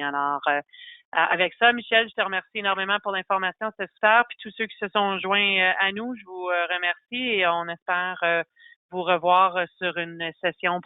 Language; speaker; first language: French; native; French